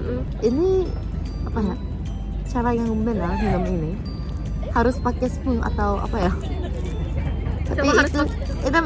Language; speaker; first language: Indonesian; non-native, learner; Japanese